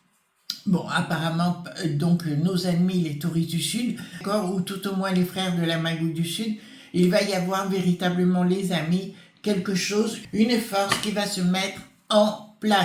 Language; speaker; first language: French; native; French